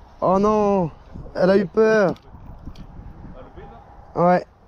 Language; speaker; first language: French; native; French